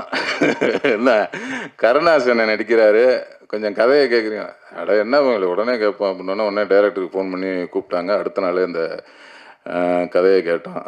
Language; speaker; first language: Tamil; native; Tamil